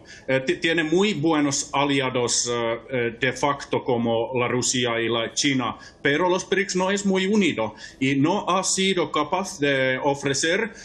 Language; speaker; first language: Spanish; non-native, fluent; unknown